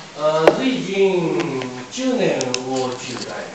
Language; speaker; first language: Chinese; non-native, learner; Japanese